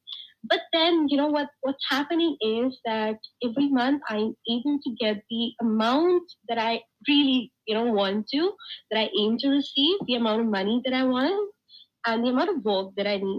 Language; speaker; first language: English; non-native, local second language; Hindi